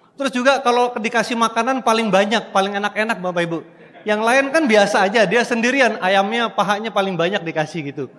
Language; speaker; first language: Indonesian; native; Indonesian